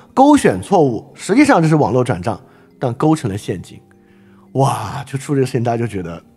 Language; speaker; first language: Chinese; native; Chinese